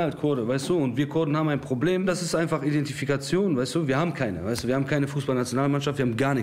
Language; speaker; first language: German; early bilingual, other home language; Kurdish